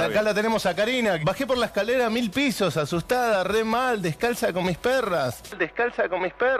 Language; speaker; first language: Spanish; native; Spanish